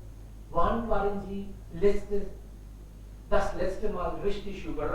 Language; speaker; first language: German; non-native, fluent; Hindi